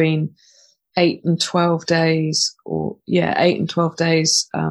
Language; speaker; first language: English; native; English